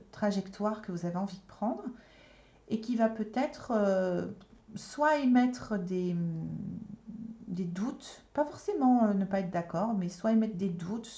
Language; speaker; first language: French; native; French